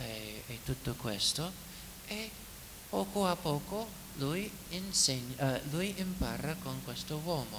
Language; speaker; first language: Italian; non-native, fluent; English